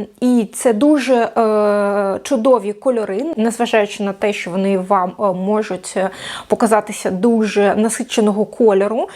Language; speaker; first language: Ukrainian; non-native, local second language; Russian